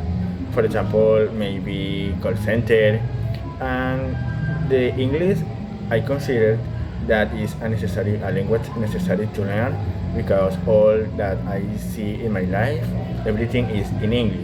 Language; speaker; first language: English; non-native, learner; Spanish